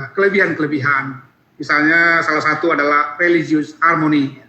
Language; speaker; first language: Indonesian; native; Indonesian